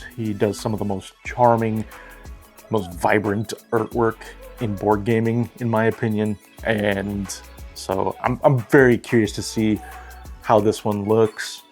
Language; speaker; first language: English; native; English